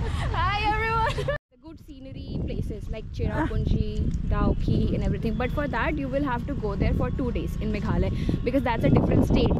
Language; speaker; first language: English; non-native, local second language; Assamese